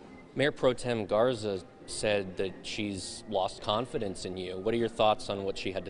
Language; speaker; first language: English; native; English